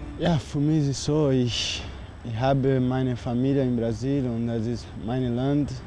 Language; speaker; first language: German; non-native, learner; Portuguese